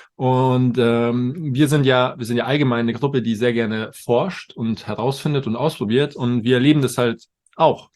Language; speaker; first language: German; native; German